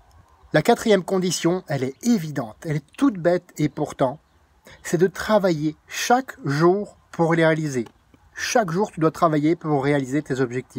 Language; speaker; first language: French; native; French